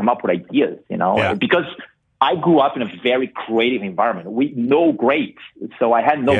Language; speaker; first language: English; non-native, fluent; Portuguese